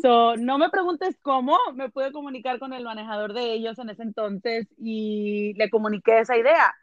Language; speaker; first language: Spanish; early bilingual, heritage; Spanish